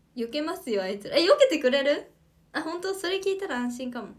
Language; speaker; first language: Japanese; native; Japanese